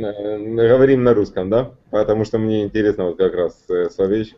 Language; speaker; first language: Russian; native; Russian